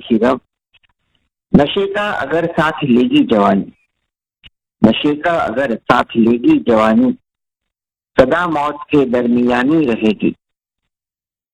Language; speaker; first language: Hindi; native; Hindi